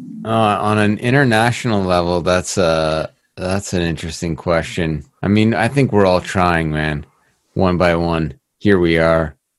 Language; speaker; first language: English; native; English